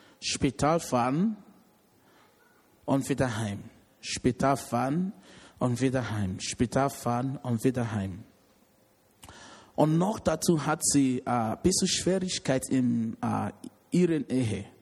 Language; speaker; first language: German; non-native, learner; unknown